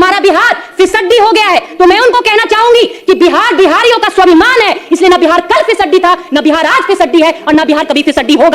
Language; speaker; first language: Hindi; native; Hindi